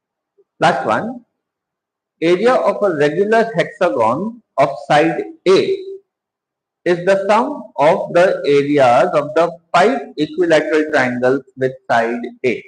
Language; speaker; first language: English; non-native, local second language; Hindi